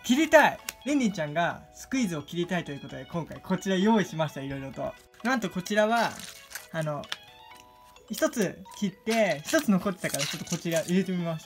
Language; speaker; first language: Japanese; native; Japanese